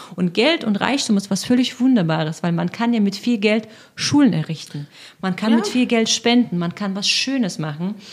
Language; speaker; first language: German; non-native, fluent; Russian